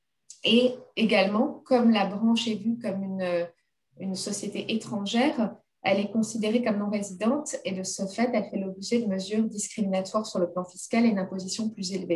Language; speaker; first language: French; native; French